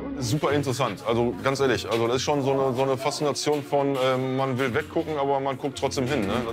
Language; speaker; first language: German; native; German